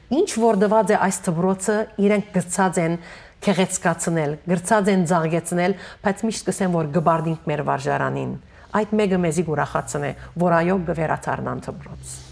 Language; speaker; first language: Armenian; native; Armenian